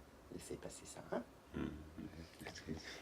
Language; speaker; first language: French; native; French